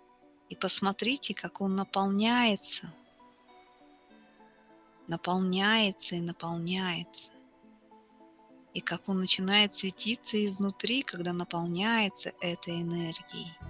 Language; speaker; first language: Russian; native; Russian